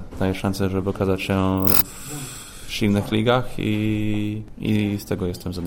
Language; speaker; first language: Polish; early bilingual, heritage; Polish